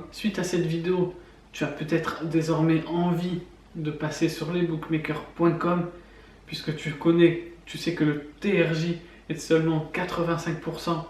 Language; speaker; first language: French; native; French